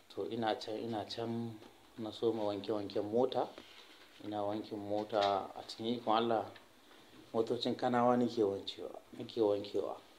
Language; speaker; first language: Hausa; early bilingual, heritage; Hausa